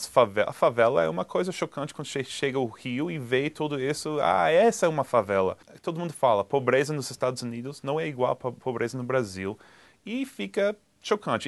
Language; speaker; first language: Portuguese; non-native, fluent; English